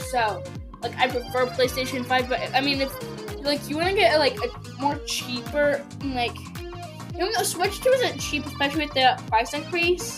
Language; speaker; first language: English; native; English